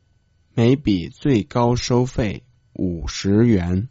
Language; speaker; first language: Chinese; non-native, learner; Croatian